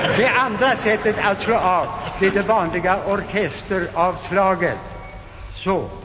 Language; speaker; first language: Swedish; native; Swedish